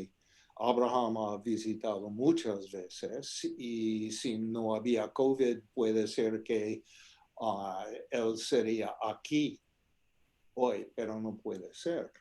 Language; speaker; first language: Spanish; non-native, fluent; English